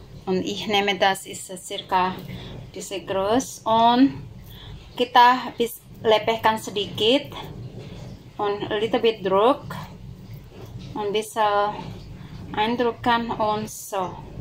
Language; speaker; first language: German; non-native, learner; Indonesian